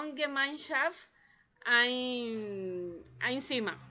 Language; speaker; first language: German; non-native, learner; Spanish